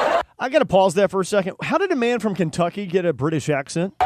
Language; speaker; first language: English; native; English